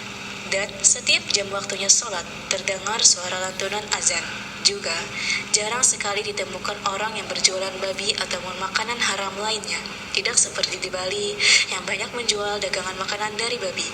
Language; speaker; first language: Indonesian; native; Indonesian